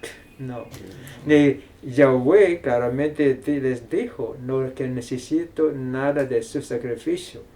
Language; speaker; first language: Spanish; non-native, fluent; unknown